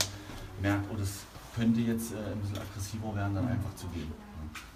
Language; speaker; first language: German; native; German